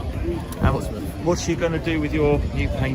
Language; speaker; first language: English; native; English